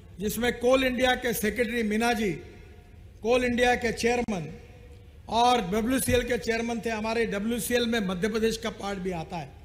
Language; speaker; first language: Hindi; non-native, local second language; Marathi